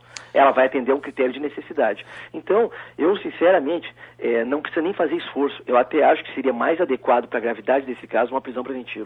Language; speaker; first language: Portuguese; native; Portuguese